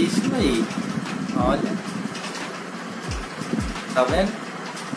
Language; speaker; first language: Portuguese; non-native, learner; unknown